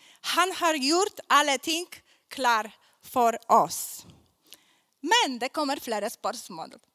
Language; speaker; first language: Swedish; non-native, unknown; Polish